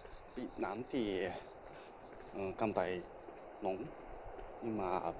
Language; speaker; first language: Vietnamese; non-native, learner; Japanese